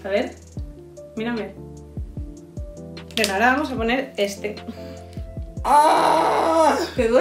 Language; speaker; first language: Spanish; native; Spanish